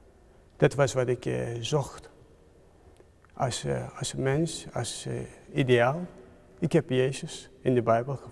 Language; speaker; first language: Dutch; non-native, fluent; Turkish